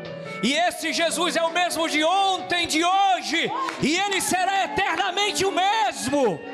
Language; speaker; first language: Portuguese; native; Portuguese